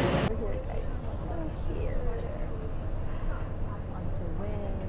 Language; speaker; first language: English; non-native, local second language; Filipino